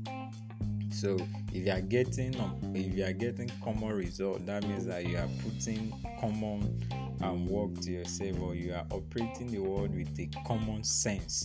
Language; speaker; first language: English; non-native, local second language; Yoruba